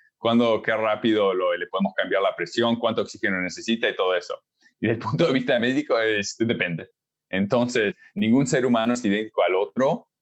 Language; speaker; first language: Spanish; early bilingual, heritage; Spanish